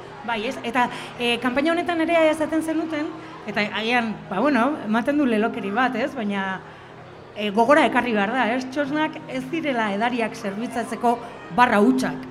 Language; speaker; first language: Basque; native; Basque